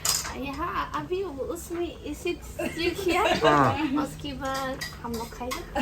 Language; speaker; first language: Hindi; non-native, local second language; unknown